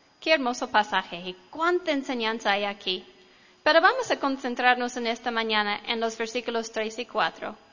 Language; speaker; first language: Spanish; non-native, fluent; English